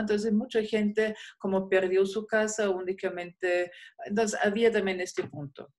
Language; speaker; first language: Spanish; non-native, fluent; German